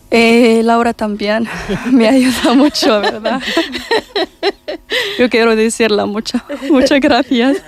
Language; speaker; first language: Spanish; non-native, learner; Arabic